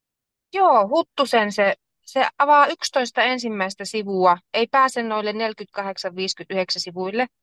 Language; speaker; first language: Finnish; native; Finnish